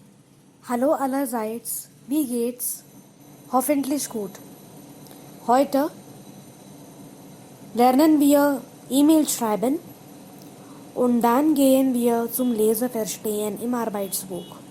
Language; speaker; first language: German; non-native, fluent; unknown